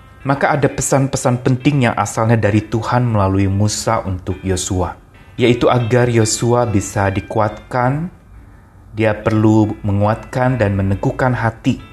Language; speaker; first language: Indonesian; native; Indonesian